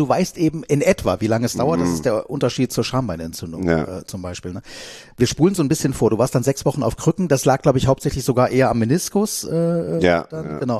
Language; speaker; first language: German; native; German